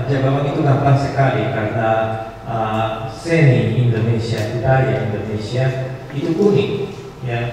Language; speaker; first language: Indonesian; non-native, fluent; Spanish